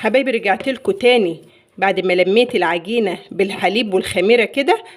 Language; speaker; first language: Arabic; native; Arabic